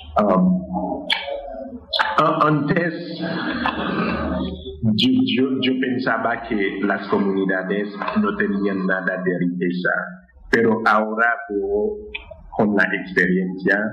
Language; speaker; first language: Spanish; non-native, fluent; Haitian Creole